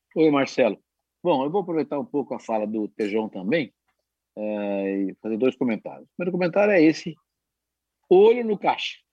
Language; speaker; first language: Portuguese; native; Portuguese